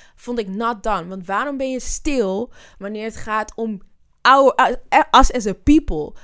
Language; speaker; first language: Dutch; native; Dutch